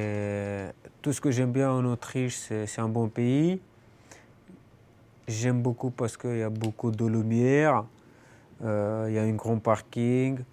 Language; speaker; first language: French; non-native, fluent; Romanian